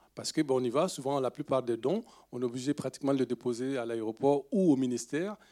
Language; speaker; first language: French; non-native, local second language; Dyula